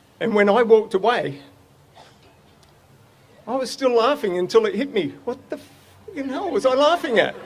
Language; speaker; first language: English; native; English